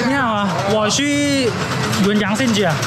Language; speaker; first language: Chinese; non-native, learner; Thai